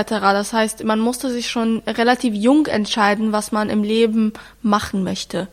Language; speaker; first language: German; early bilingual, other home language; Arabic